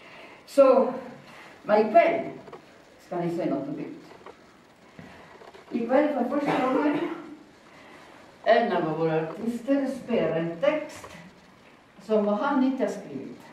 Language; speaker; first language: Swedish; non-native, fluent; Italian